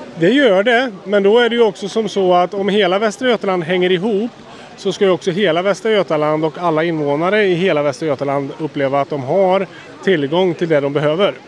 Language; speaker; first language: Swedish; native; Swedish